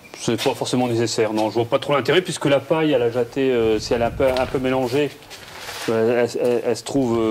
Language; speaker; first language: French; native; French